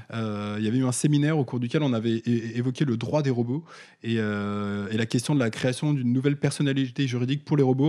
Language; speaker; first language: French; native; French